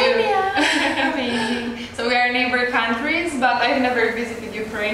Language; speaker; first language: English; non-native, fluent; Romanian